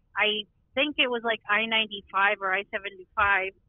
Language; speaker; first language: English; non-native, local second language; Spanish